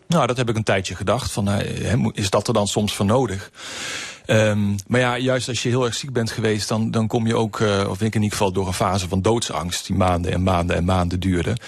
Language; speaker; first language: Dutch; native; Dutch